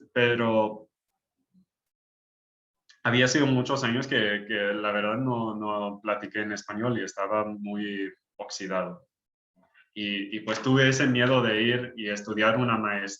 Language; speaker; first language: Spanish; early bilingual, heritage; English